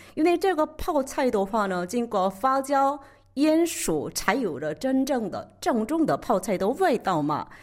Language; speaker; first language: Chinese; non-native, fluent; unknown